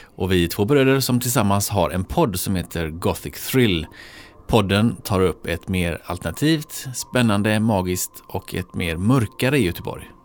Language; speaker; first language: Swedish; native; Swedish